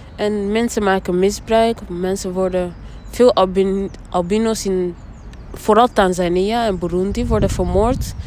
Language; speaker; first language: Dutch; early bilingual, other home language; Rundi